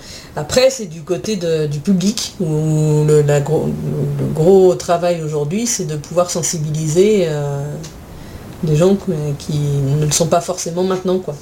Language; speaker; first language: French; native; French